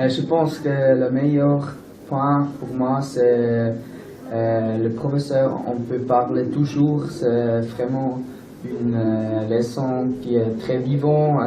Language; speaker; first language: French; non-native, local second language; German